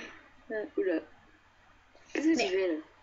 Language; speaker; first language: French; native; French